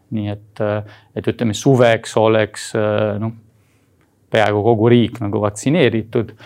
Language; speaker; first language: Estonian; non-native, fluent; Italian